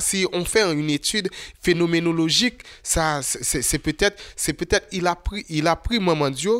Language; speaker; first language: French; non-native, local second language; Haitian Creole